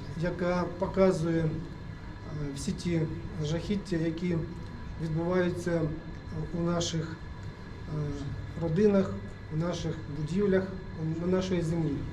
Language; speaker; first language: Ukrainian; native; Ukrainian